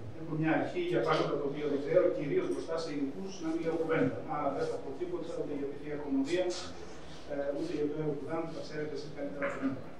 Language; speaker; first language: Greek; native; Greek